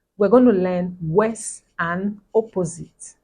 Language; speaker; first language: English; non-native, local second language; Igbo